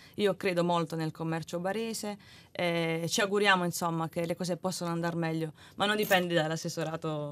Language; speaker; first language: Italian; native; Italian